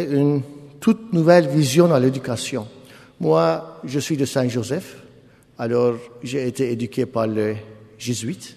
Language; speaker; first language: French; non-native, fluent; Turkish